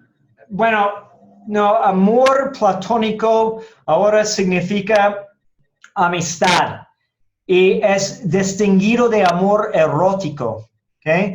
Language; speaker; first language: Spanish; non-native, fluent; English